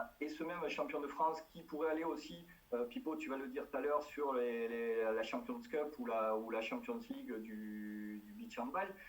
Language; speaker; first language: French; native; French